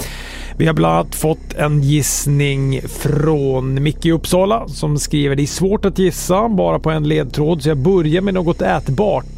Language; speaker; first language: Swedish; native; Swedish